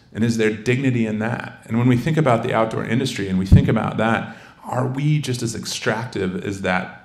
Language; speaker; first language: English; native; English